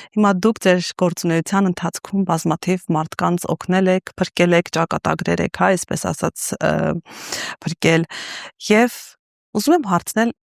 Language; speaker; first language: Armenian; native; Armenian